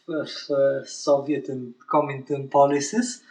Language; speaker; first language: English; non-native, fluent; Bulgarian